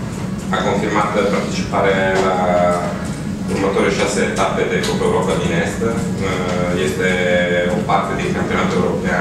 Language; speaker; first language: Romanian; non-native, fluent; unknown